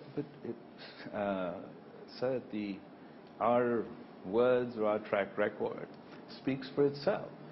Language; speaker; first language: English; non-native, local second language; Urdu